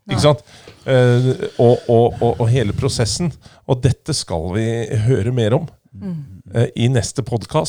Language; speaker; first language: Norwegian; native; Norwegian